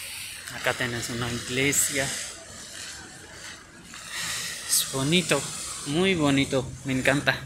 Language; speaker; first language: Spanish; non-native, learner; Urdu